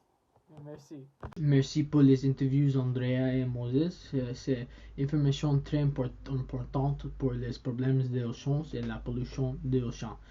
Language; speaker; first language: French; non-native, learner; English